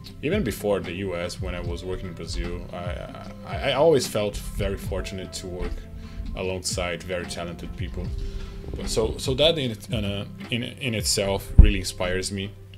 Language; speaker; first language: English; non-native, fluent; Portuguese